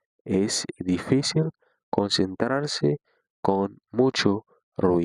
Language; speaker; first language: Spanish; non-native, fluent; Haitian Creole